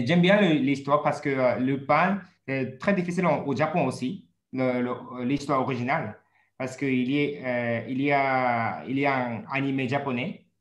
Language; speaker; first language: French; non-native, learner; Japanese